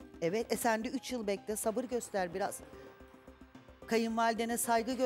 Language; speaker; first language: Turkish; native; Turkish